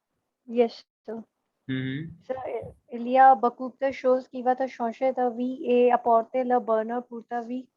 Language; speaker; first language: French; non-native, learner; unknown